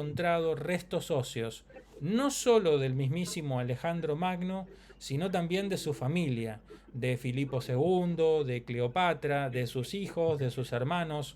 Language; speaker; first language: Spanish; native; Spanish